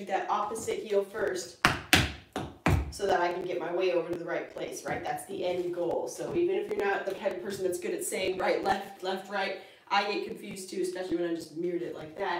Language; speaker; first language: English; native; English